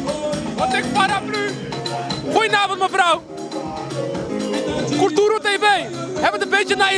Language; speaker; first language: Dutch; native; Dutch